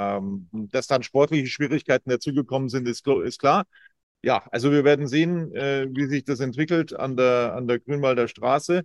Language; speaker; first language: German; native; German